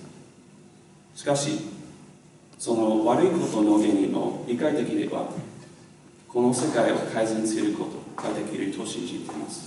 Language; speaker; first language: Japanese; non-native, learner; English